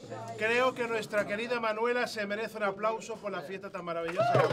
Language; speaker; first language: Spanish; native; Spanish